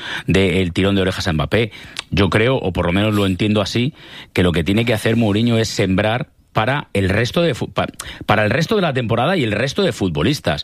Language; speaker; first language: Spanish; native; Spanish